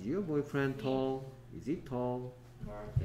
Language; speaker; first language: English; non-native, fluent; Korean